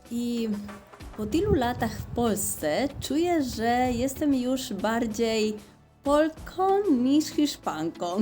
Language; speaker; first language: Polish; non-native, fluent; Spanish